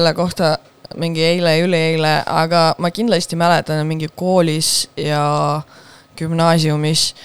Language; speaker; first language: Estonian; non-native, local second language; Russian